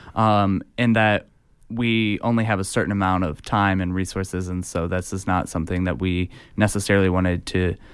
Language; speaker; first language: English; native; English